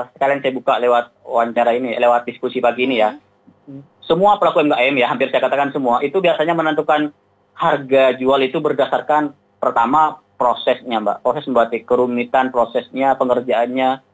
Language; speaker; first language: Indonesian; non-native, local second language; Madurese